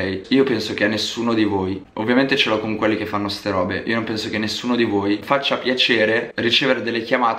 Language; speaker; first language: Italian; native; Italian